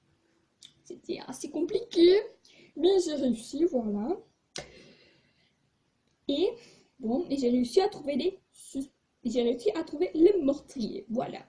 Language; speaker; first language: French; non-native, fluent; Portuguese